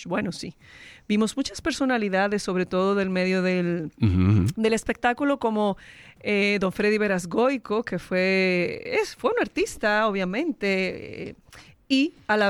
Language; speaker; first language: Spanish; native; Spanish